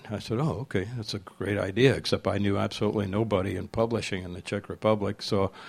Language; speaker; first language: English; early bilingual, other home language; Czech